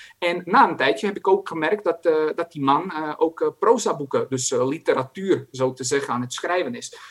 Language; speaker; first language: Dutch; non-native, fluent; Croatian